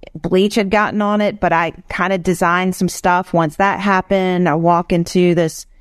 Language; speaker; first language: English; native; English